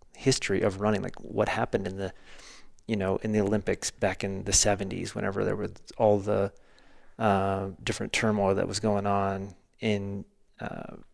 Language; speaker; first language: English; native; English